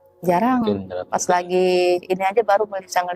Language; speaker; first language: Indonesian; native; Indonesian